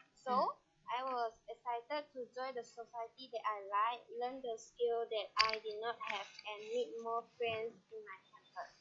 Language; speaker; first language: English; non-native, learner; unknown